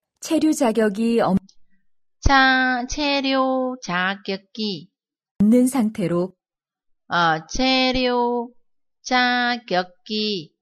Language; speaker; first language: Korean; non-native, fluent; Vietnamese